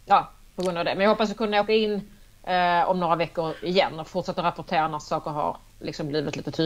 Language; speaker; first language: Swedish; native; Swedish